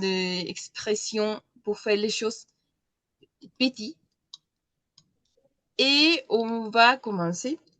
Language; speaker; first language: French; non-native, learner; Spanish